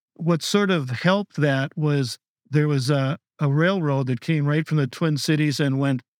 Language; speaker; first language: English; native; English